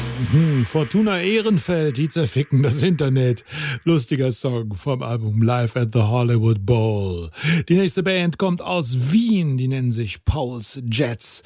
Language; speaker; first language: German; native; German